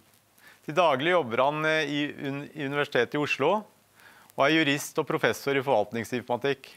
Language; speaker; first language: Norwegian; native; Norwegian